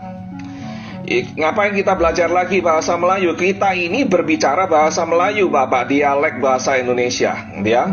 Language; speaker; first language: Indonesian; native; Indonesian